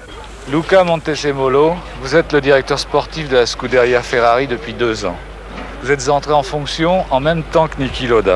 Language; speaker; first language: French; native; French